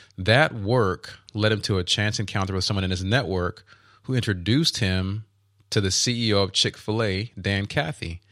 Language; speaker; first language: English; native; English